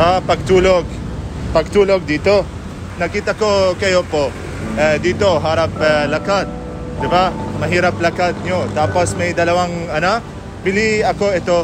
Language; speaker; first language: Filipino; non-native, learner; Arabic